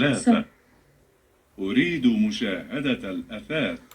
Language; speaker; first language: Arabic; non-native, learner; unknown